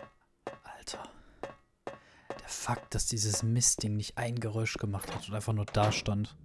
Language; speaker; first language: German; native; German